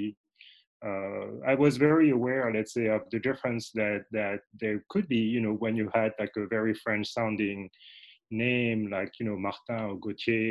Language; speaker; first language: English; non-native, fluent; French